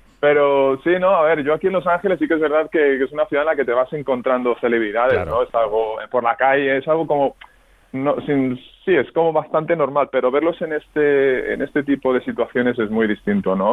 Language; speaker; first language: Spanish; native; Spanish